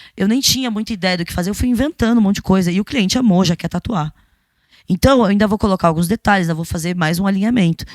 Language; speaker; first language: Portuguese; native; Portuguese